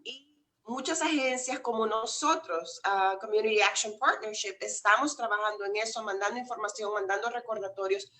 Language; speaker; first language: Spanish; native; Spanish